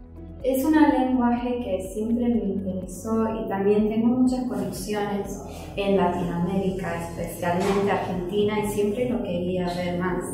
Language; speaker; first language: Spanish; early bilingual, heritage; Spanish